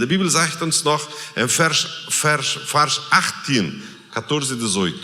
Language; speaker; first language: German; non-native, learner; Plautdietsch